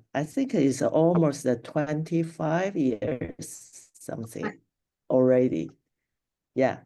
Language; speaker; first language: English; non-native, local second language; Chinese